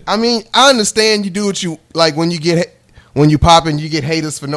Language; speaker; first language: English; native; English